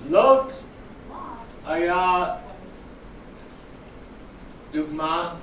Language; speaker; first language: Hebrew; non-native, fluent; English